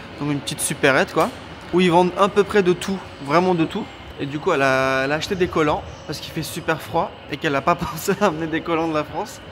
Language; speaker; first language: French; native; French